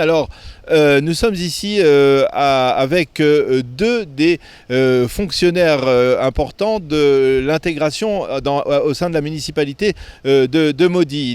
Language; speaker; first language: French; native; French